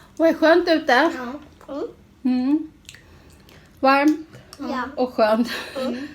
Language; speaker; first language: Swedish; non-native, learner; Thai